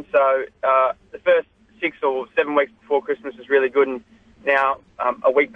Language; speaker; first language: English; native; English